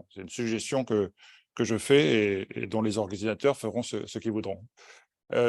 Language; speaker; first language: French; native; French